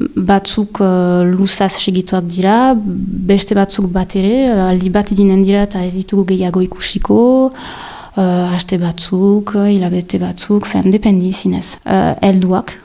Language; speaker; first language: Basque; native; Basque